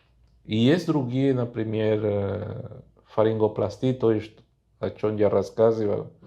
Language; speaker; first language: Russian; non-native, fluent; Spanish